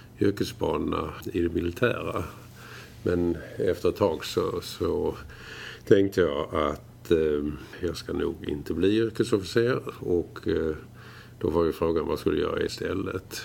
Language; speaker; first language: Swedish; native; Swedish